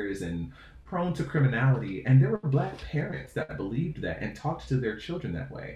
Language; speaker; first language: English; native; English